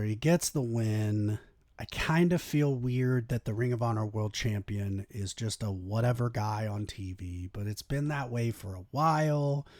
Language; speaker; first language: English; native; English